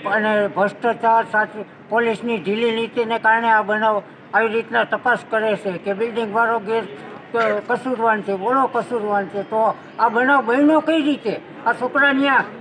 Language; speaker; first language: Gujarati; native; Gujarati